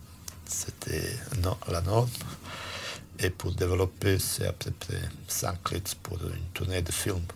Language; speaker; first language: French; non-native, fluent; Bosnian